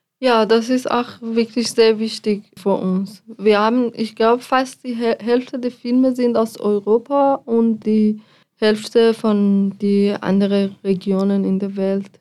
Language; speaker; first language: German; non-native, fluent; Persian